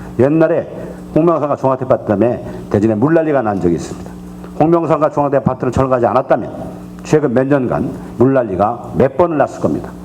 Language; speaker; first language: Korean; native; Korean